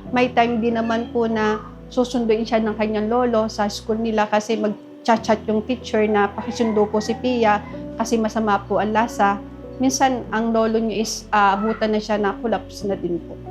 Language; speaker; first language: Filipino; native; Filipino